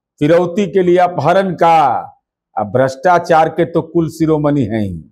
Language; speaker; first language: Hindi; native; Hindi